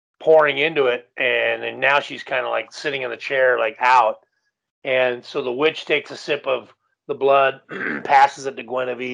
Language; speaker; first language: English; native; English